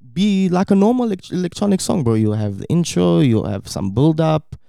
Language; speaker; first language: English; native; English